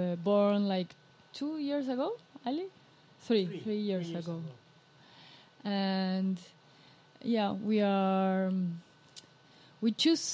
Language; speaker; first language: English; non-native, fluent; Spanish